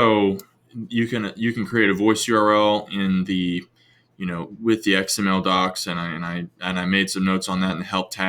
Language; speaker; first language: English; native; English